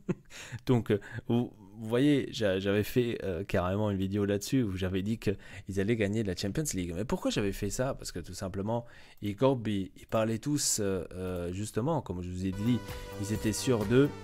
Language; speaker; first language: French; native; French